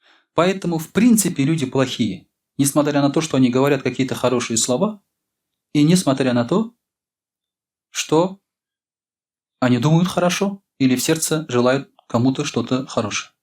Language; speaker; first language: Russian; non-native, local second language; Tatar